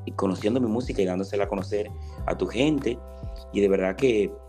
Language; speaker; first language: Spanish; native; Spanish